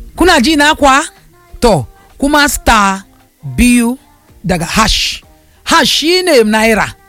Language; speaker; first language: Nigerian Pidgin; non-native, local second language; Yoruba